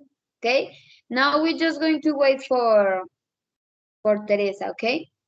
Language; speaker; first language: English; non-native, learner; Spanish